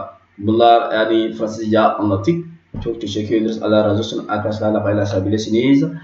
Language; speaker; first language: Turkish; non-native, learner; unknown